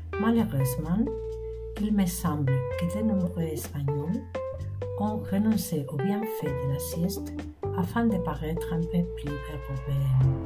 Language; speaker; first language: French; non-native, learner; Spanish